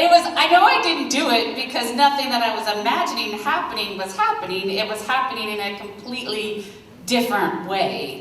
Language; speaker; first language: English; native; English